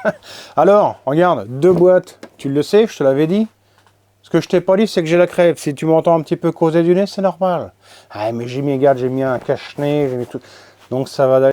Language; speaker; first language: French; native; French